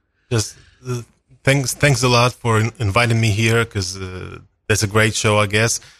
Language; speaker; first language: English; non-native, fluent; Ukrainian